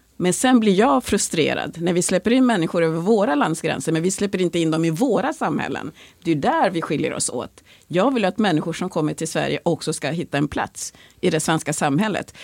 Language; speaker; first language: Swedish; early bilingual, other home language; Swahili